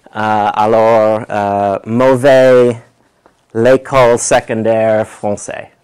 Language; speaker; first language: French; non-native, learner; English